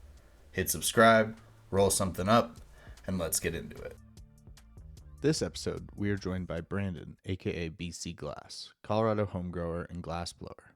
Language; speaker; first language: English; native; English